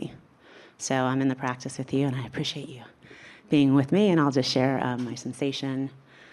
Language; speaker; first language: English; native; English